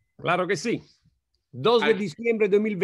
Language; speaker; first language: Spanish; non-native, fluent; Italian